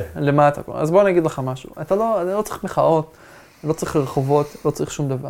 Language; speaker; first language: Hebrew; non-native, local second language; Arabic